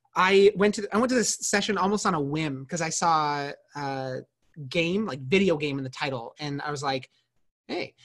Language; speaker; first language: English; native; English